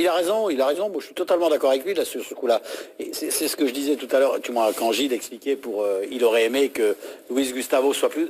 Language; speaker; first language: French; native; French